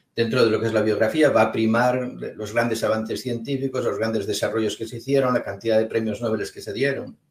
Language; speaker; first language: Spanish; native; Spanish